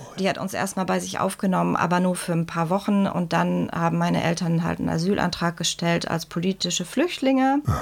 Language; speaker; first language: German; early bilingual, other home language; Czech